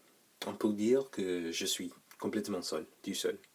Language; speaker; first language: French; non-native, learner; English